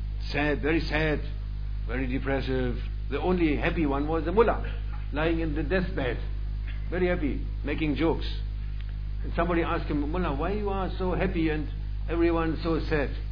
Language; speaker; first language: English; non-native, fluent; German